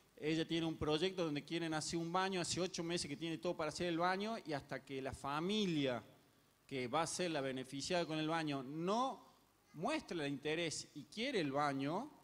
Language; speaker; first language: Spanish; native; Spanish